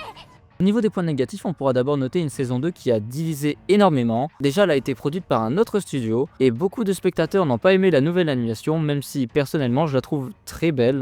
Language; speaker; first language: French; native; French